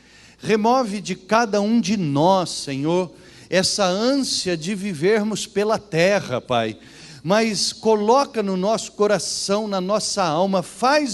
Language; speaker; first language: Portuguese; native; Portuguese